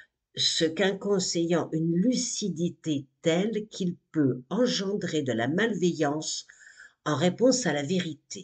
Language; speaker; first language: French; native; French